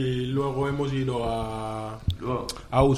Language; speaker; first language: Spanish; non-native, fluent; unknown